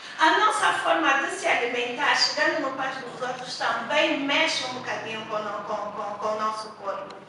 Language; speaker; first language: Portuguese; native; Portuguese